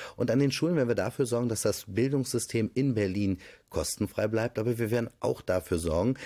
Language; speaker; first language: German; native; German